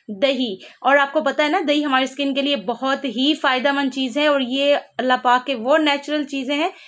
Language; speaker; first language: Urdu; native; Urdu